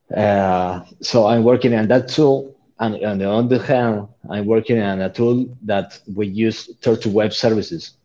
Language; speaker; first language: English; non-native, learner; Spanish